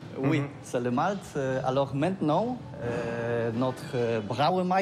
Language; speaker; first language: French; non-native, learner; Polish